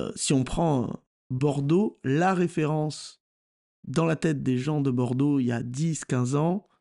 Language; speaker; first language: French; native; French